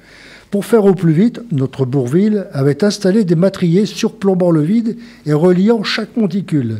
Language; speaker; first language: French; native; French